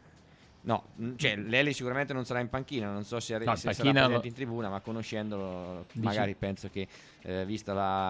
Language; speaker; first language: Italian; native; Italian